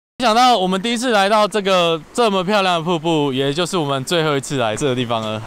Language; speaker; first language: Chinese; native; Chinese